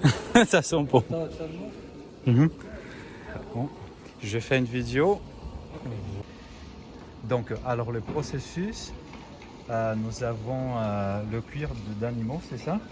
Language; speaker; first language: French; non-native, fluent; German